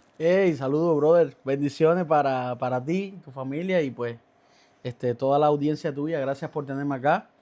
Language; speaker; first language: Spanish; native; Spanish